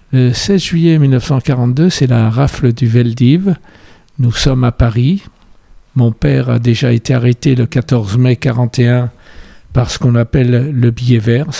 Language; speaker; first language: French; native; French